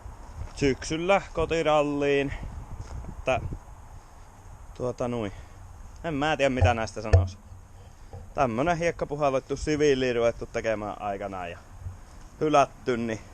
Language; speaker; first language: Finnish; native; Finnish